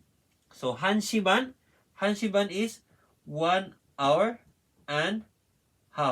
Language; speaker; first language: English; non-native, learner; Filipino